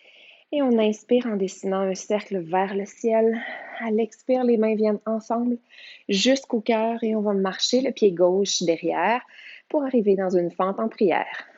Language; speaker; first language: French; native; French